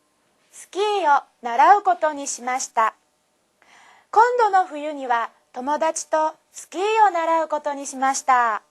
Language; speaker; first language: Japanese; non-native, fluent; Korean